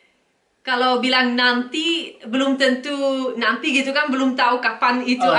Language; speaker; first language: Indonesian; non-native, fluent; Dutch